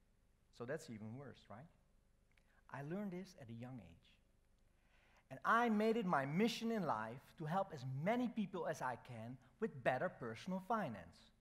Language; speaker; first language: English; non-native, fluent; Dutch